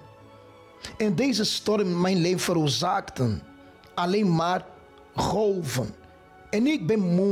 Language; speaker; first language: Dutch; non-native, fluent; Portuguese